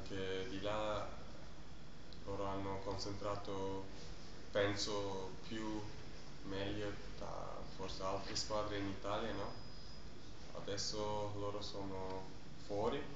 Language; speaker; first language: Italian; non-native, learner; German